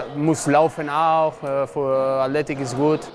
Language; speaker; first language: German; non-native, learner; Spanish